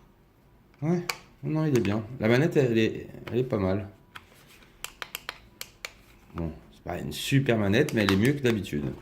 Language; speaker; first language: French; native; French